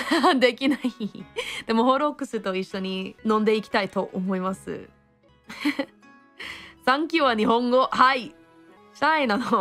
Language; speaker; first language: Japanese; non-native, fluent; English